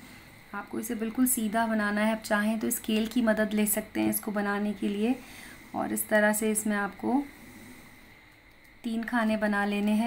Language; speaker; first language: Hindi; native; Hindi